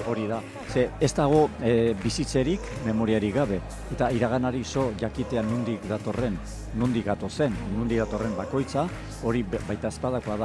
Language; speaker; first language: Basque; native; Basque